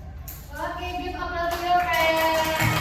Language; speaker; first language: English; non-native, learner; Indonesian